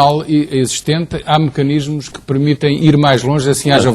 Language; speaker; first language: Portuguese; native; Portuguese